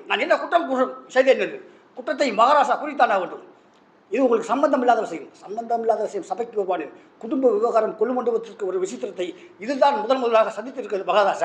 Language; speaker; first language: Tamil; native; Tamil